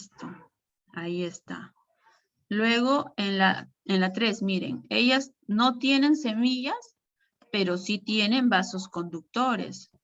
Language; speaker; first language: Spanish; native; Spanish